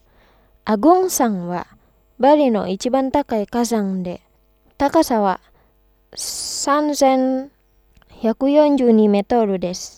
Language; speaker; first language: Japanese; non-native, fluent; Indonesian